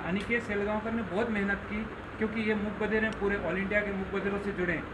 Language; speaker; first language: Hindi; native; Hindi